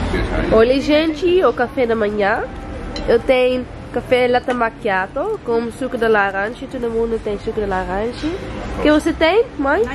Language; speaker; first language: Portuguese; non-native, learner; Dutch